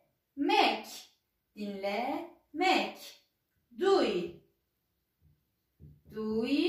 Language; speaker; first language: Turkish; non-native, fluent; Persian